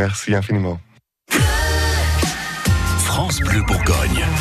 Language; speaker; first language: French; non-native, fluent; German